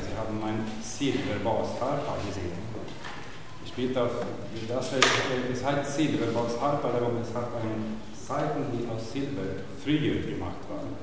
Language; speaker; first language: German; non-native, learner; Swedish